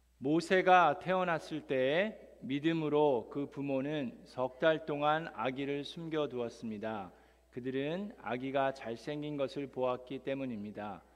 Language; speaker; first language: Korean; native; Korean